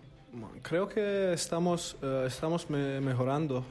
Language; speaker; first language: Spanish; non-native, learner; Italian